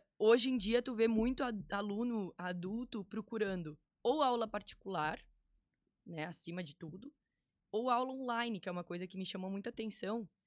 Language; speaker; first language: Portuguese; native; Portuguese